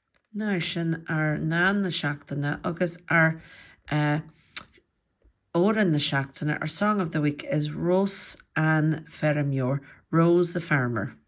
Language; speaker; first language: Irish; non-native, local second language; English